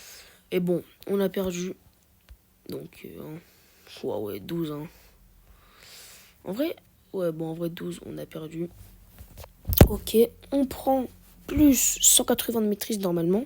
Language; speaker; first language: French; native; French